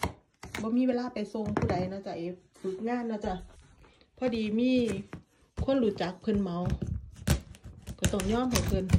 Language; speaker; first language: Thai; non-native, local second language; Northeastern Thai